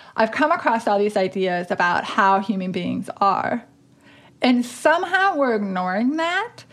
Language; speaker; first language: English; native; English